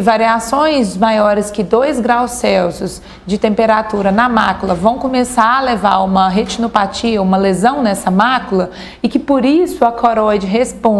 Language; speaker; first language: Portuguese; native; Portuguese